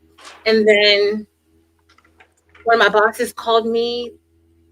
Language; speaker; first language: English; native; English